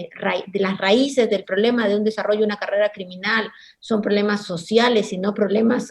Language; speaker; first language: Spanish; native; Spanish